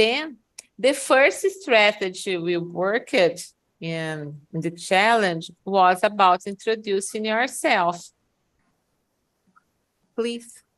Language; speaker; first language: English; non-native, fluent; Portuguese